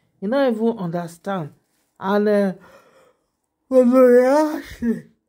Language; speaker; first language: Nigerian Pidgin; non-native, local second language; Yoruba